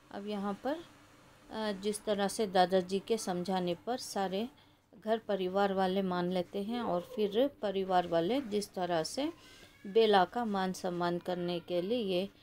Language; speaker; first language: Hindi; non-native, local second language; Kannada